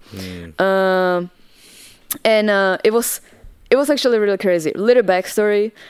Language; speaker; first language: English; non-native, fluent; Czech